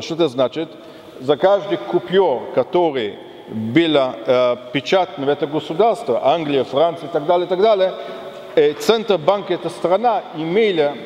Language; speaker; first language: Russian; non-native, fluent; German